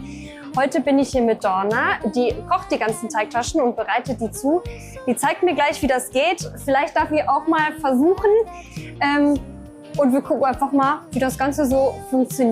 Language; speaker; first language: German; native; German